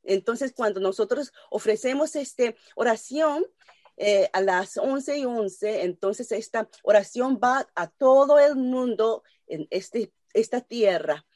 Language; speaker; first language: Spanish; non-native, learner; Japanese